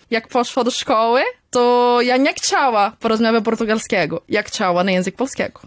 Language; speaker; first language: Polish; early bilingual, heritage; Polish